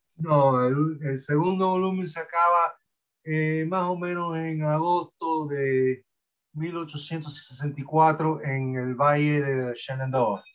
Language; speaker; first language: Spanish; early bilingual, heritage; Spanish